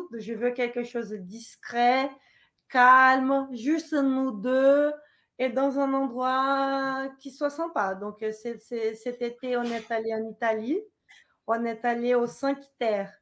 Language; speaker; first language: French; non-native, fluent; Portuguese